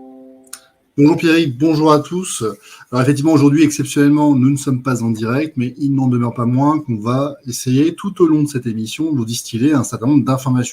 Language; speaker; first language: French; native; French